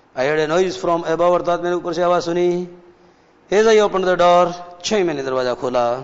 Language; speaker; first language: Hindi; native; Hindi